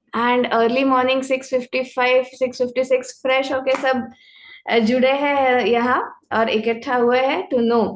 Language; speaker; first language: Hindi; non-native, local second language; Marathi